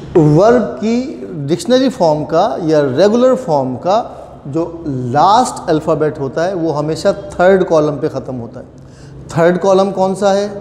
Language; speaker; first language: Urdu; native; Urdu